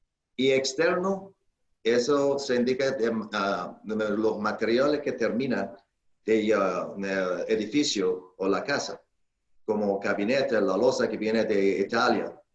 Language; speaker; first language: Spanish; non-native, learner; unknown